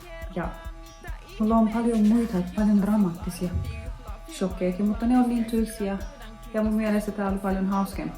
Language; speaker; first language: Finnish; non-native, fluent; Turkish